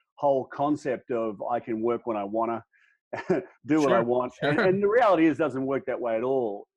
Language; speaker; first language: English; native; English